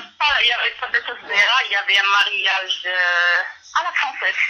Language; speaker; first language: French; non-native, local second language; Arabic